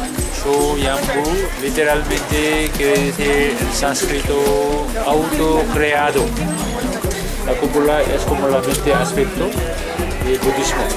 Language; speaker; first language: Spanish; non-native, fluent; Nepali